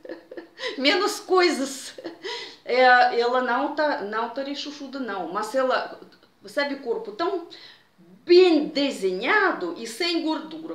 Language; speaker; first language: Portuguese; non-native, fluent; Russian